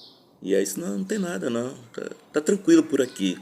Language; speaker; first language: Portuguese; native; Portuguese